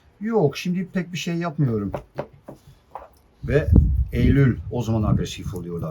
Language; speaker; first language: Turkish; non-native, fluent; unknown